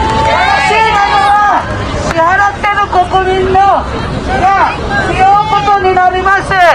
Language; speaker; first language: Japanese; non-native, fluent; Filipino